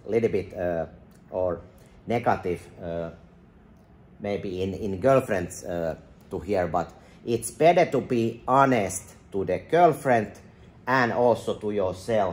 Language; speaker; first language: English; non-native, fluent; Finnish